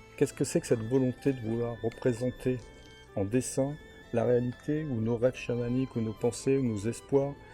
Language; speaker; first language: French; native; French